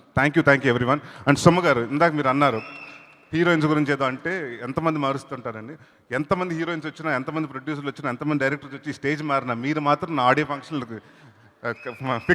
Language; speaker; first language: Telugu; native; Telugu